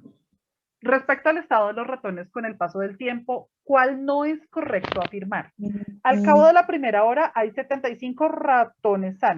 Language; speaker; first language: Spanish; native; Spanish